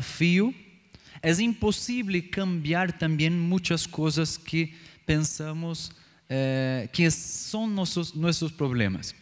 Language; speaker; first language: Spanish; non-native, learner; Portuguese